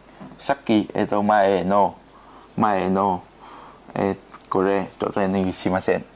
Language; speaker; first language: Japanese; non-native, learner; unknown